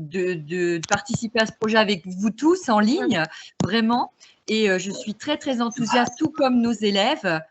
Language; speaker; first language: French; native; French